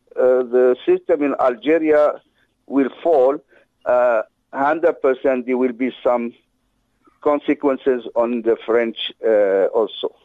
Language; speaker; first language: English; non-native, fluent; Arabic